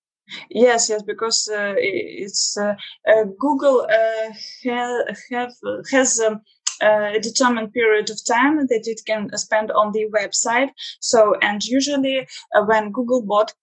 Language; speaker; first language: English; non-native, learner; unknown